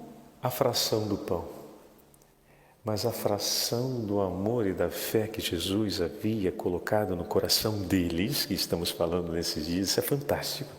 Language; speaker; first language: Portuguese; native; Portuguese